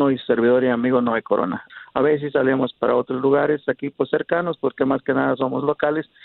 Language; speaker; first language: Spanish; native; Spanish